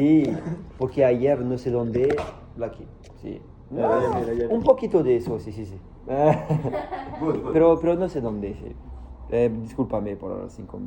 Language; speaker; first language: Spanish; non-native, learner; French